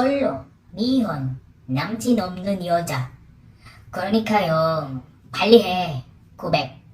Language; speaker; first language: Korean; non-native, fluent; Filipino